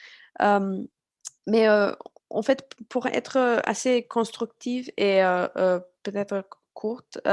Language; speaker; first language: French; non-native, fluent; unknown